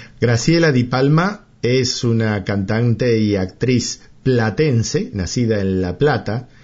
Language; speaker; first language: Spanish; native; Spanish